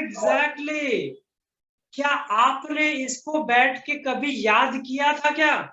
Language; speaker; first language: Hindi; native; Hindi